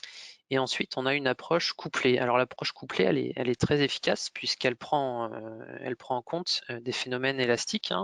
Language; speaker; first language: French; native; French